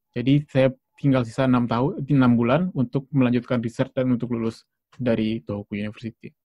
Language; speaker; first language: Indonesian; native; Indonesian